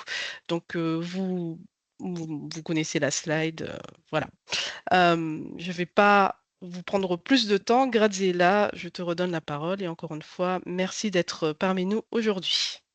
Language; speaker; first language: French; native; French